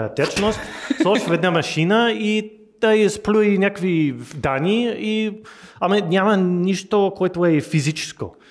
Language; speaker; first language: Bulgarian; non-native, learner; English